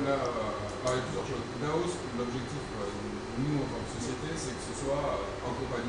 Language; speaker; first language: French; native; French